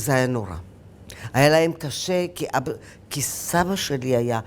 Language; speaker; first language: Hebrew; early bilingual, other home language; Arabic